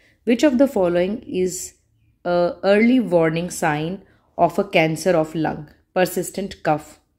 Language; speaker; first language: English; non-native, local second language; Hindi